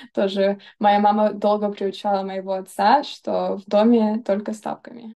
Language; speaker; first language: Russian; early bilingual, heritage; Russian